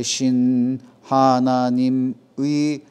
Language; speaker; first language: Korean; native; Korean